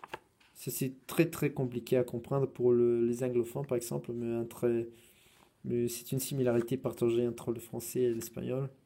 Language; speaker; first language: French; non-native, fluent; Spanish